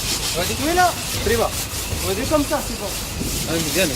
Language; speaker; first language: French; non-native, learner; Arabic